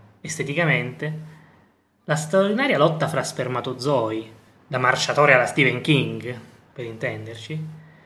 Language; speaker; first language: Italian; native; Italian